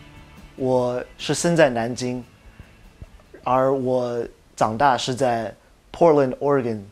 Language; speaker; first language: Chinese; early bilingual, other home language; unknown